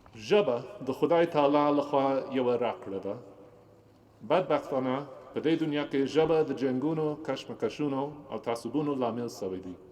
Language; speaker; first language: Pashto; non-native, fluent; English